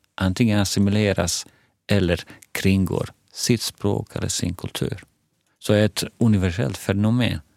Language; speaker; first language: Swedish; non-native, fluent; Bosnian